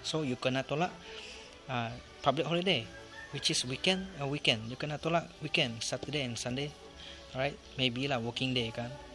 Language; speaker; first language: English; non-native, local second language; Malay